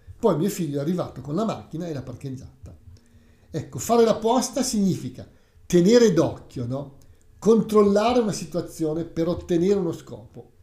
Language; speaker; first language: Italian; native; Italian